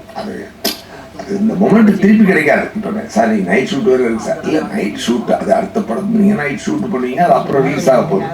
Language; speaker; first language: Tamil; native; Tamil